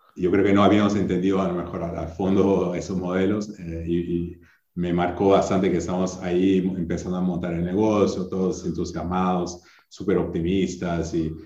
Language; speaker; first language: Spanish; non-native, fluent; English